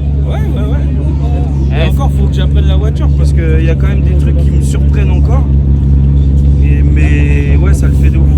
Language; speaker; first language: French; native; French